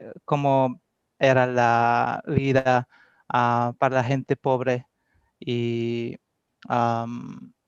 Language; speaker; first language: Spanish; non-native, learner; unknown